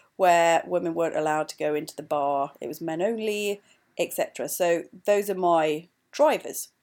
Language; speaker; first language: English; native; English